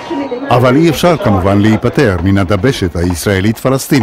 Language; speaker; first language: Hebrew; native; Hebrew